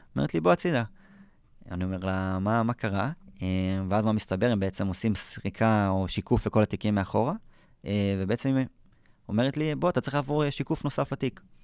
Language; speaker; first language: Hebrew; native; Hebrew